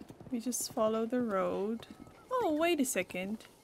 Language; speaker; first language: English; non-native, fluent; Dutch